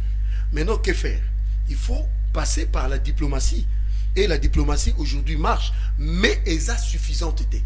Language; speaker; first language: French; non-native, local second language; Lingala